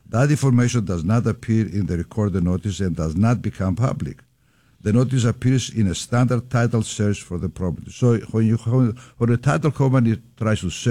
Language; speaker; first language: English; non-native, fluent; Greek